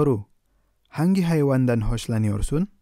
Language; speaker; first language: Turkish; non-native, fluent; Indonesian